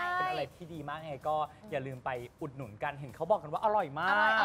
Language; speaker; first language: Thai; native; Thai